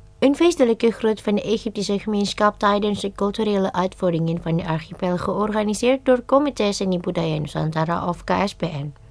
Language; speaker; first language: Dutch; non-native, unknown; Indonesian